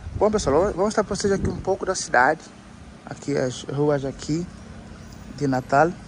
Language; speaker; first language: Portuguese; non-native, local second language; Kabuverdianu